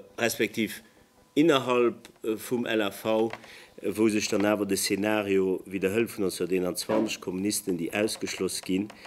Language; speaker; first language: German; non-native, local second language; Luxembourgish